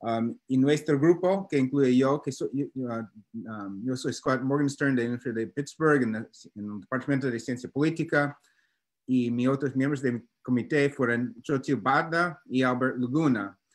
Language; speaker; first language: Spanish; non-native, learner; English